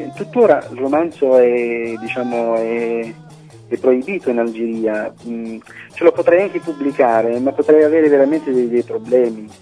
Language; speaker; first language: Italian; non-native, fluent; Arabic